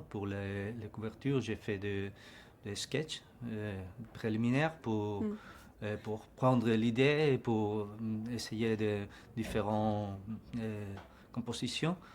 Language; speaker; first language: French; non-native, learner; Spanish